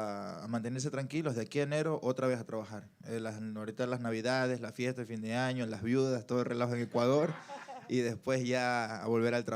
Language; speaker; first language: Spanish; native; Spanish